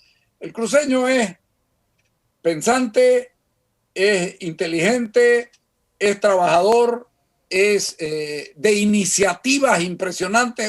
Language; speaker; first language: Spanish; native; Spanish